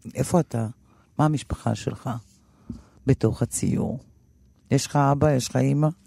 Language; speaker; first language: Hebrew; native; Hebrew